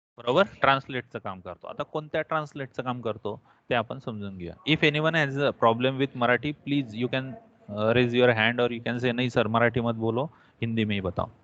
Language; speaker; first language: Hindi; non-native, local second language; Marathi